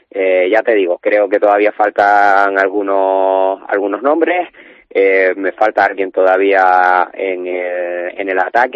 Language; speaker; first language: Spanish; native; Spanish